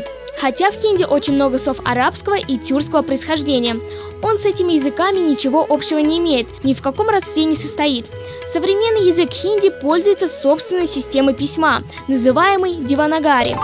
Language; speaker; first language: Russian; native; Russian